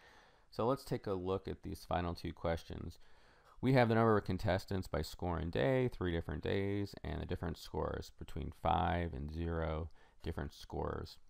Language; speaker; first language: English; native; English